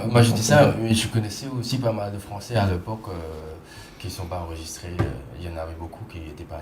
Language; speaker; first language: French; non-native, fluent; Khmer